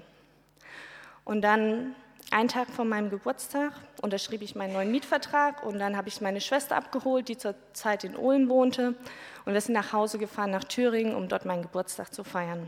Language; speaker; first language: German; native; German